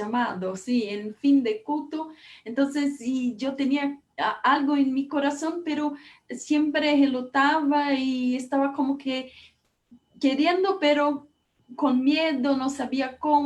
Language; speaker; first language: Spanish; non-native, fluent; Portuguese